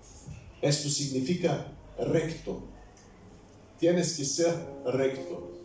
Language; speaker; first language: Spanish; non-native, fluent; Bulgarian